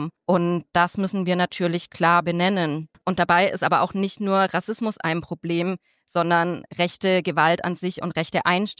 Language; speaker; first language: German; native; German